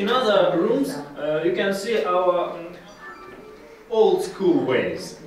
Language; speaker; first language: English; non-native, learner; Russian